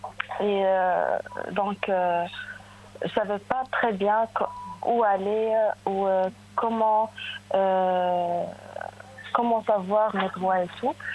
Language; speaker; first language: French; non-native, local second language; Arabic